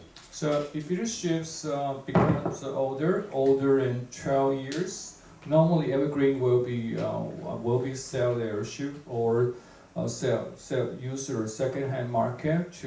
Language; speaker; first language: English; non-native, fluent; Chinese